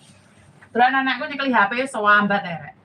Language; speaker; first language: Indonesian; native; Indonesian